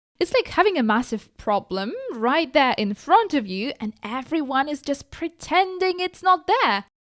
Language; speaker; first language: English; non-native, fluent; Polish